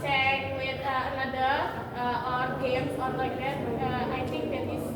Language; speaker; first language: English; non-native, learner; Indonesian